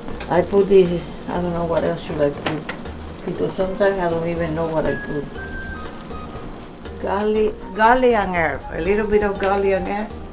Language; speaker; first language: English; non-native, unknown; Spanish